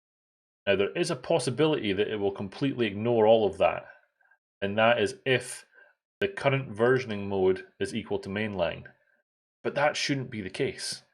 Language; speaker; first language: English; native; English